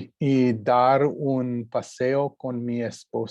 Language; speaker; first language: Spanish; non-native, learner; English